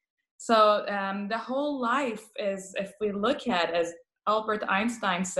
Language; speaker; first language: English; non-native, fluent; Persian